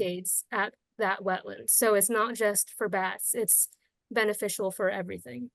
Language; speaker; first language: English; native; English